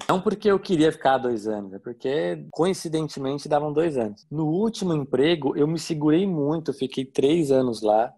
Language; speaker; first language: Portuguese; native; Portuguese